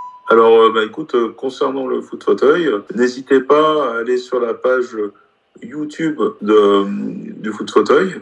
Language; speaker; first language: French; native; French